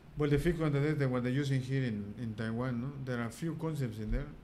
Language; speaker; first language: English; non-native, fluent; Spanish